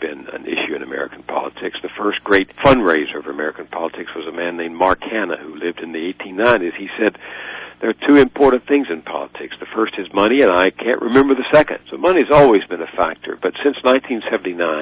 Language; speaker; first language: English; native; English